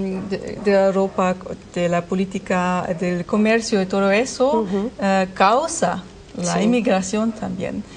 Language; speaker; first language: Spanish; non-native, fluent; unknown